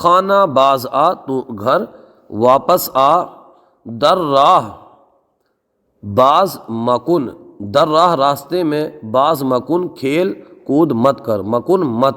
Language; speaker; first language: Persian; non-native, fluent; Urdu